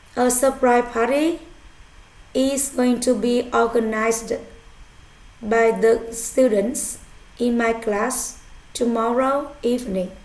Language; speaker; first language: English; non-native, fluent; Vietnamese